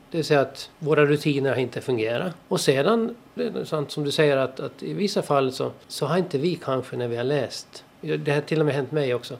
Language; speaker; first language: Swedish; native; Swedish